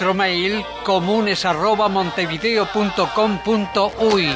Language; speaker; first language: Spanish; native; Spanish